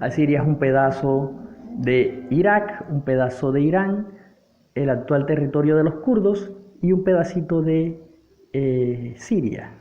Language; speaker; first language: Spanish; native; Spanish